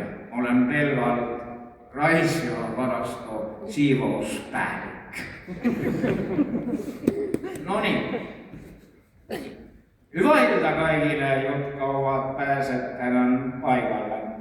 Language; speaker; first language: Finnish; non-native, local second language; Estonian